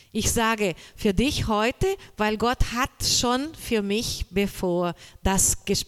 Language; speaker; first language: German; non-native, learner; Portuguese